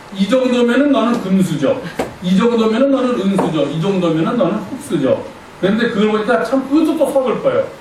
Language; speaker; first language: Korean; native; Korean